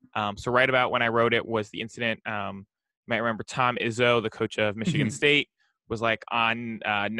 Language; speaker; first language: English; native; English